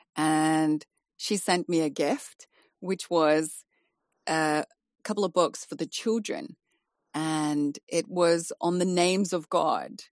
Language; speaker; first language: English; native; English